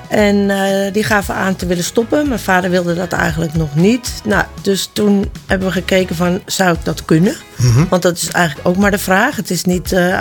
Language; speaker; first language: Dutch; native; Dutch